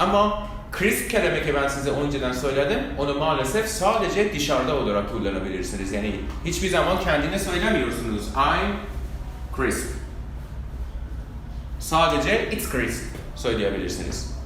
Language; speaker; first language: Turkish; non-native, fluent; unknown